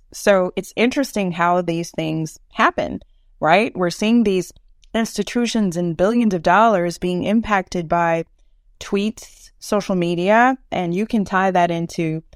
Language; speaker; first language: English; native; English